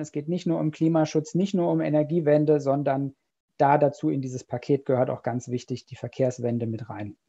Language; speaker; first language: German; native; German